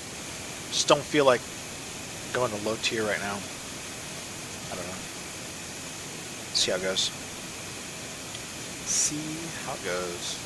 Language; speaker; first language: English; native; English